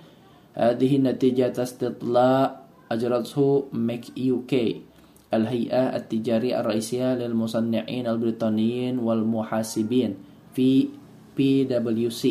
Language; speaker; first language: Arabic; non-native, fluent; Indonesian